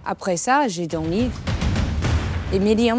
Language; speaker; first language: French; non-native, learner; English